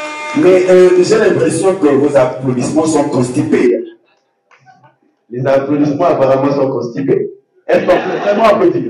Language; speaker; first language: French; non-native, local second language; Lingala